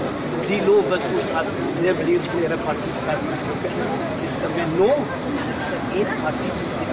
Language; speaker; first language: Norwegian; non-native, learner; Amharic